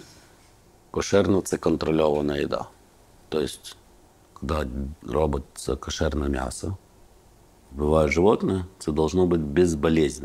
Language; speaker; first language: Ukrainian; non-native, local second language; Russian